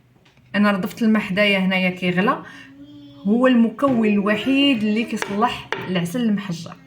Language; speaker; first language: Arabic; native; Arabic